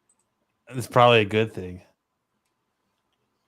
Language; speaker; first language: English; native; English